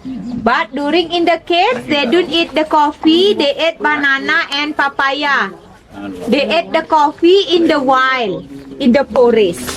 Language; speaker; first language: English; non-native, fluent; Indonesian